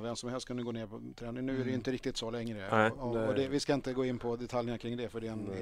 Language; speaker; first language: Swedish; native; Swedish